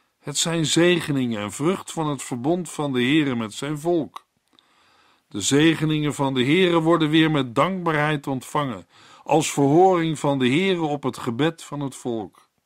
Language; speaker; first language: Dutch; native; Dutch